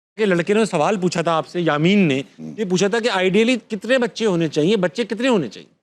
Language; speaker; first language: Urdu; native; Urdu